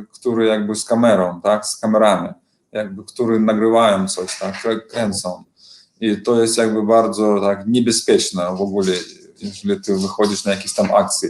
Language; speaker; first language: Polish; non-native, learner; Belarusian